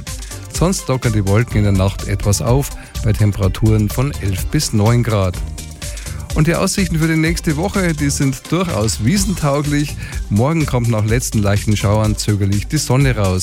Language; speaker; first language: German; native; German